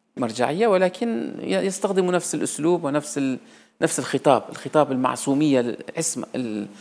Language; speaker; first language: Arabic; non-native, fluent; Turkish